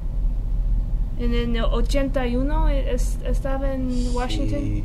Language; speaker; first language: Spanish; non-native, fluent; English